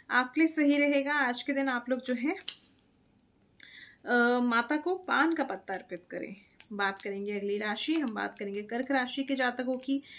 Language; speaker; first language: Hindi; native; Hindi